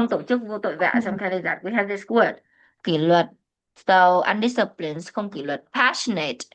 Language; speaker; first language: English; non-native, fluent; Vietnamese